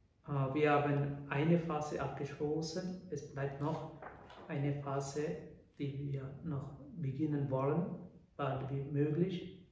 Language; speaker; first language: German; non-native, fluent; Malayalam